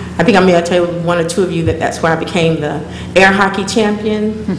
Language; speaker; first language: English; native; English